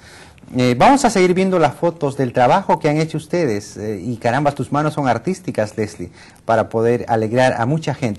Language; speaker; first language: Spanish; native; Spanish